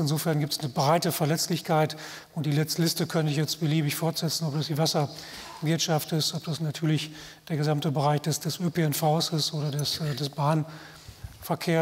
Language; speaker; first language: German; native; German